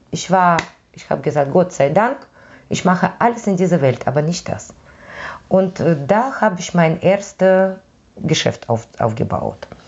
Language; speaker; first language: German; non-native, fluent; Russian